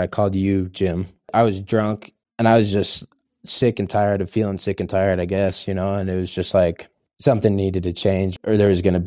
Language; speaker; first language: English; native; English